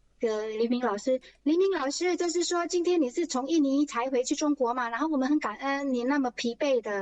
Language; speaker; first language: Chinese; early bilingual, heritage; Chinese